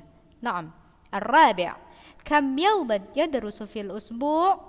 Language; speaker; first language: Arabic; non-native, fluent; Indonesian